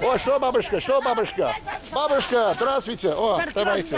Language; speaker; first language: Russian; non-native, learner; English